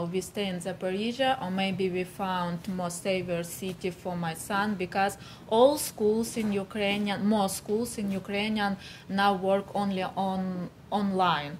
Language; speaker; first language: English; non-native, learner; Ukrainian